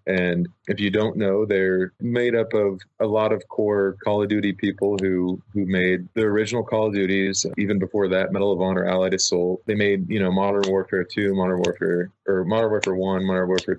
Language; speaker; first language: English; native; English